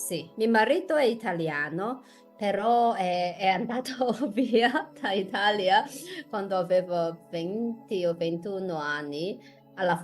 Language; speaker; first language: Italian; non-native, fluent; Chinese